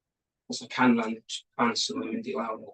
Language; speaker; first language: Welsh; native; Welsh